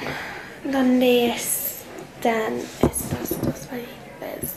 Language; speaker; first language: Spanish; non-native, learner; English